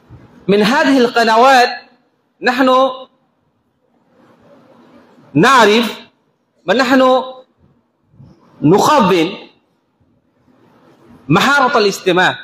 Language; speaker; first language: Arabic; non-native, fluent; Bangla